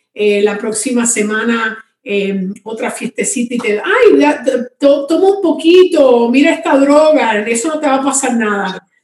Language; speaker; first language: Spanish; native; Spanish